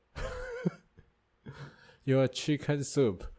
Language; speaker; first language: English; non-native, learner; Chinese